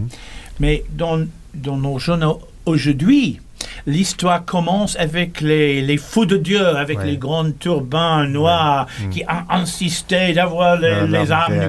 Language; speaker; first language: French; non-native, learner; English